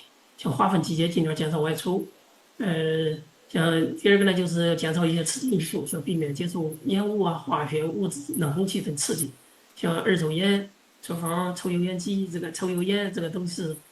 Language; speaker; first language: Chinese; non-native, local second language; Indonesian